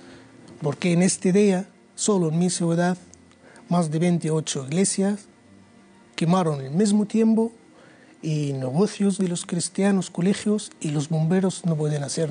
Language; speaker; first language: Spanish; non-native, learner; Arabic